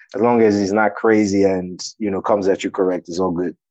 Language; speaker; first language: English; non-native, local second language; Yoruba